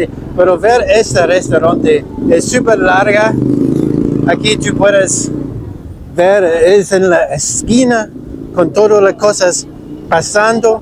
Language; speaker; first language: Spanish; non-native, learner; English